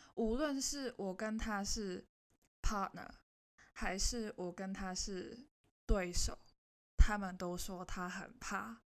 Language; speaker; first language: Chinese; non-native, local second language; Cantonese